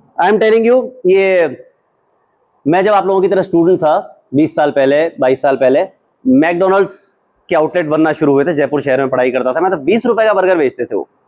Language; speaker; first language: Hindi; native; Hindi